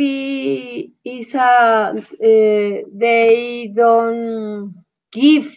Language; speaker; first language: English; non-native, learner; Spanish